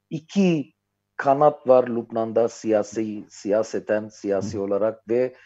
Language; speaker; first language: Turkish; non-native, fluent; Armenian